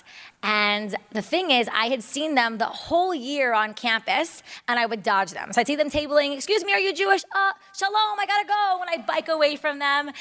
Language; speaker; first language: English; native; English